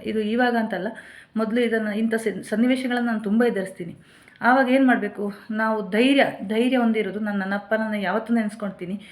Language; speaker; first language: Kannada; non-native, local second language; Tulu